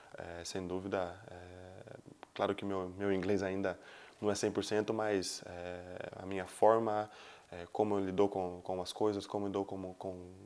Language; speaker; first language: Portuguese; native; Portuguese